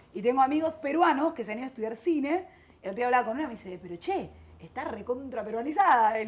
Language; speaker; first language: Spanish; native; Spanish